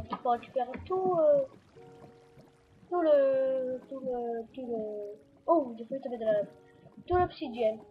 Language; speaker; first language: French; native; French